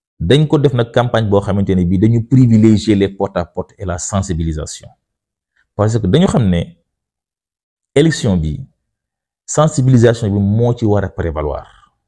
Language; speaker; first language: French; non-native, local second language; Wolof